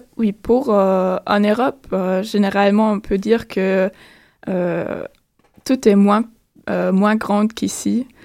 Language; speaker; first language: French; non-native, fluent; German